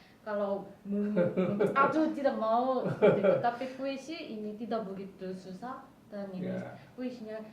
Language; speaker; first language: Indonesian; non-native, fluent; Korean